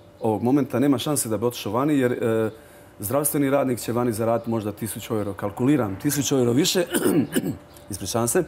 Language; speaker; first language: Croatian; native; Croatian